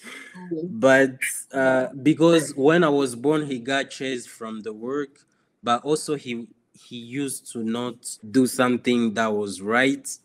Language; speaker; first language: English; non-native, fluent; Swahili